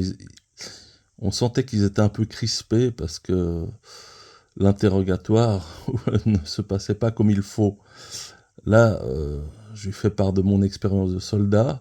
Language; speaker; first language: French; native; French